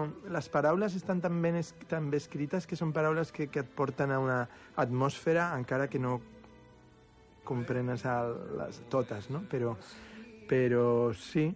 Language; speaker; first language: Catalan; non-native, local second language; Spanish